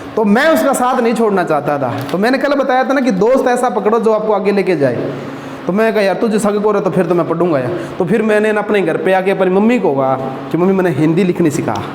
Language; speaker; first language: Hindi; non-native, local second language; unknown